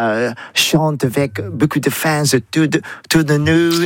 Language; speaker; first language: French; non-native, learner; English